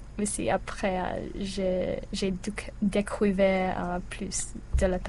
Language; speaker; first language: French; non-native, learner; English